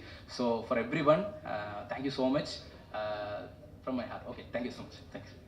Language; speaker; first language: Tamil; non-native, learner; Malayalam